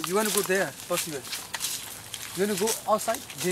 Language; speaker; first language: English; non-native, learner; Burmese